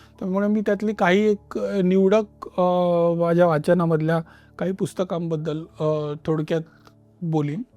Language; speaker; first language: Marathi; native; Marathi